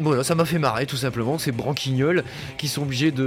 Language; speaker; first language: French; native; French